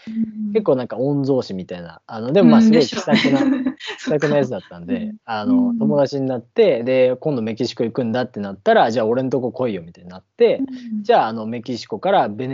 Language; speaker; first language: Japanese; native; Japanese